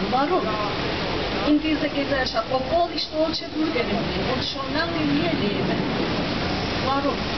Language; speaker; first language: German; non-native, fluent; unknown